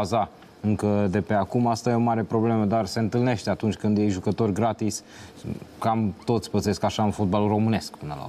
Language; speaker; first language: Romanian; native; Romanian